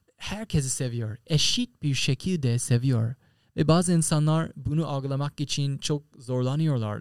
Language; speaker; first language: Turkish; non-native, fluent; English